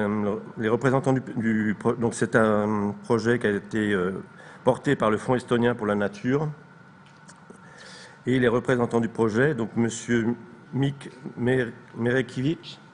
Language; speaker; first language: French; native; French